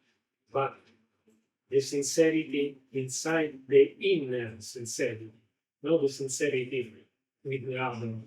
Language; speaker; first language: English; non-native, learner; Italian